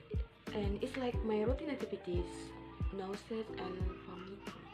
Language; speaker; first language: English; non-native, learner; Indonesian